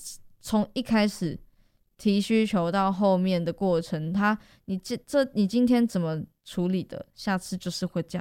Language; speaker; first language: Chinese; native; Chinese